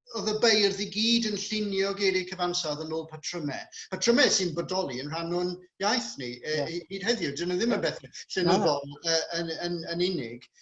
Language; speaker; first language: Welsh; non-native, local second language; English